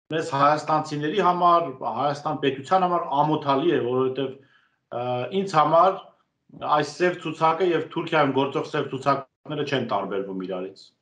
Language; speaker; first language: Armenian; native; Armenian